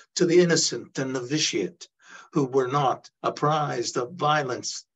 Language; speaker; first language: English; early bilingual, other home language; Italian